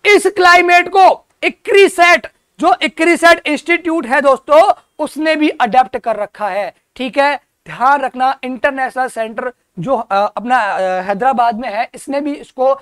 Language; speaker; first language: Hindi; native; Hindi